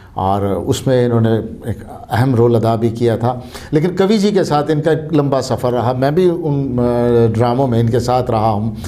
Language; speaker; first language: Hindi; non-native, local second language; Kashmiri